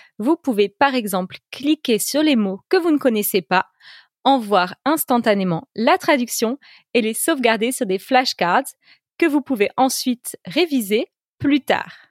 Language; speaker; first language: French; native; French